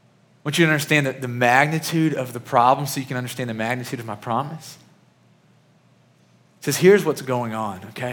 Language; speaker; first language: English; native; English